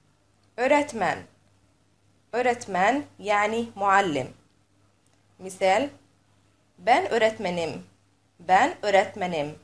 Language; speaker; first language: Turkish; non-native, fluent; Arabic